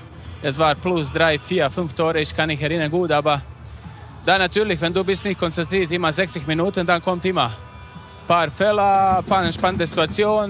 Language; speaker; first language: German; non-native, learner; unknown